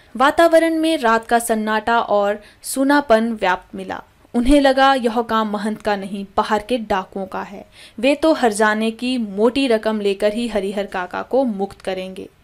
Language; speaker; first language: Hindi; native; Hindi